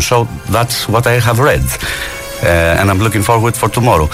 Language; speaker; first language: English; non-native, fluent; Greek